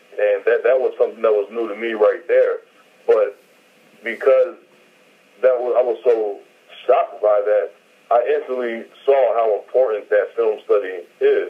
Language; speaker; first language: English; native; English